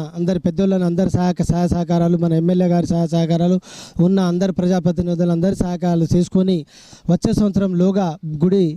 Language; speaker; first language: Telugu; non-native, local second language; Lambadi